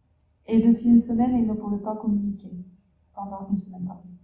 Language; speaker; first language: French; non-native, fluent; Russian